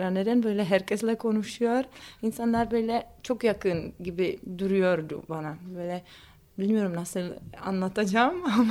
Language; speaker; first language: Turkish; non-native, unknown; Czech